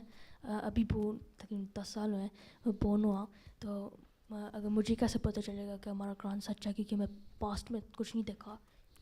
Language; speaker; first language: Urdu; early bilingual, heritage; Urdu